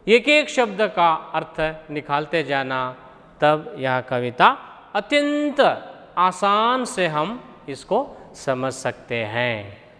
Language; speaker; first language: Hindi; non-native, local second language; Kannada